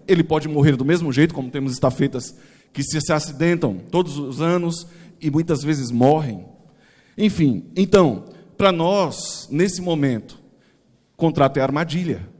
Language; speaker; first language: Portuguese; native; Portuguese